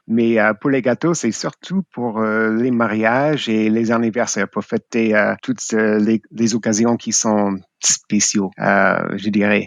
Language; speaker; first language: French; non-native, fluent; English